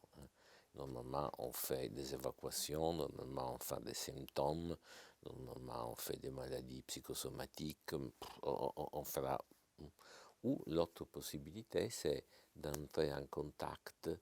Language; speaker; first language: French; non-native, fluent; Italian